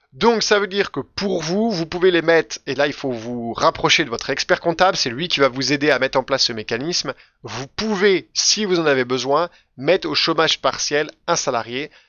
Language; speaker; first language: French; native; French